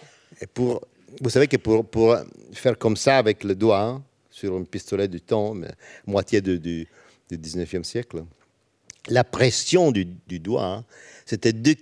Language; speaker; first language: French; non-native, learner; Italian